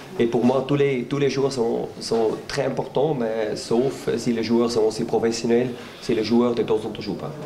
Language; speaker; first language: French; non-native, local second language; Swiss German